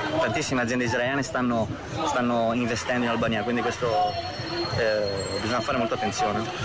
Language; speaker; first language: Italian; non-native, fluent; Albanian